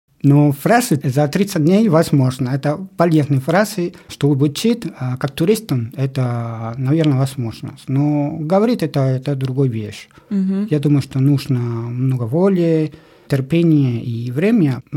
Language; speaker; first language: Russian; non-native, learner; Spanish